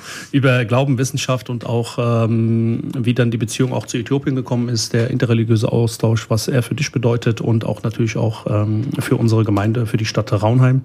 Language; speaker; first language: German; early bilingual, other home language; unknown